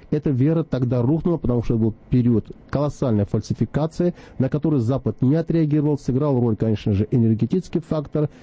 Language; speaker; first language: Russian; non-native, local second language; Azerbaijani